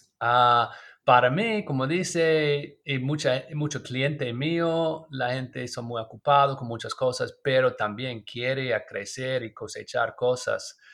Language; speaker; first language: Spanish; non-native, learner; English